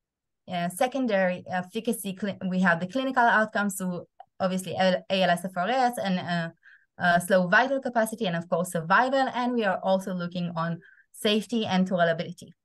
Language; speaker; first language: English; non-native, fluent; Hebrew